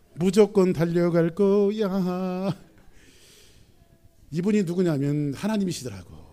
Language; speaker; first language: Korean; native; Korean